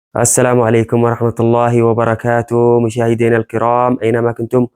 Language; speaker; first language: Arabic; native; Arabic